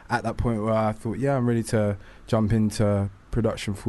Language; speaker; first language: English; native; English